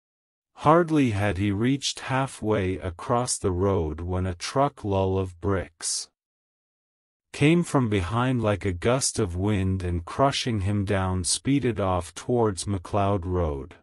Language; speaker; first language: English; non-native, local second language; Urdu